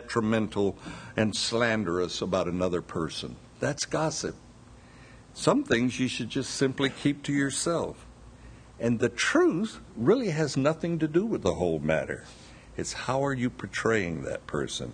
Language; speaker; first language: English; native; English